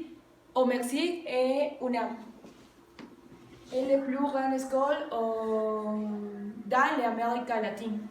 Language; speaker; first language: French; non-native, learner; Spanish